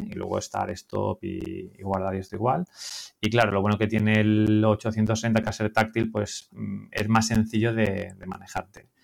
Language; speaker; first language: Spanish; native; Spanish